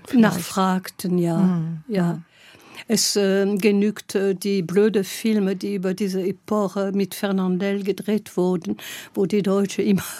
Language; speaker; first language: German; non-native, fluent; French